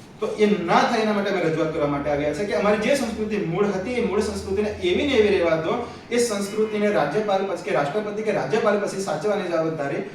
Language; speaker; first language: Gujarati; non-native, local second language; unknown